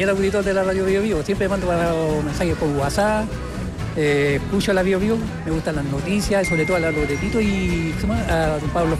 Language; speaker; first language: Spanish; native; Spanish